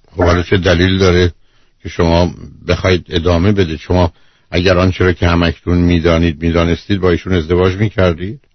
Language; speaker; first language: Persian; native; Persian